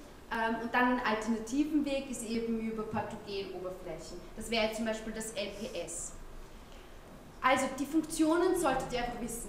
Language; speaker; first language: German; native; German